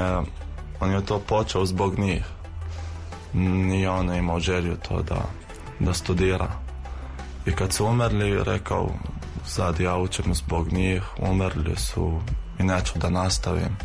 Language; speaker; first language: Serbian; non-native, fluent; Arabic